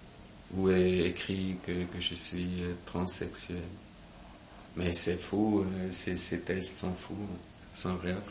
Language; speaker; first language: French; non-native, local second language; German